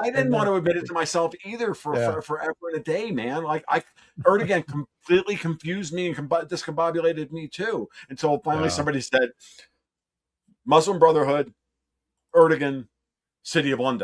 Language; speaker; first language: English; native; English